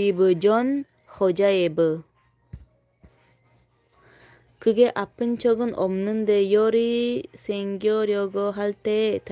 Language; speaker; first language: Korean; non-native, fluent; Tajik